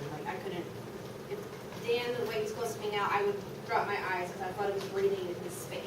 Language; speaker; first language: English; native; English